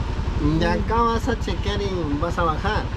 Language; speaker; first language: Spanish; native; Spanish